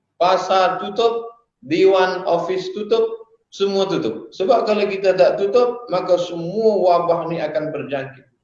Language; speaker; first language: Malay; native; Malay